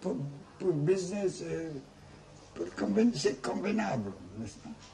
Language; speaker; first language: French; non-native, learner; Chinese